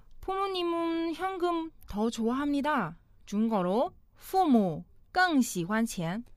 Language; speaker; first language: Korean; non-native, fluent; Chinese